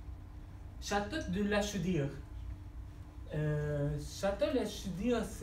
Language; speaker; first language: French; non-native, learner; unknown